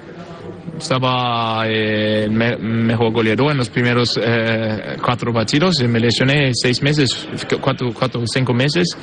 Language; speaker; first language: Spanish; non-native, fluent; Portuguese